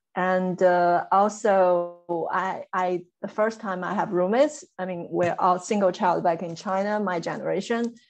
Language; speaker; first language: English; non-native, fluent; Chinese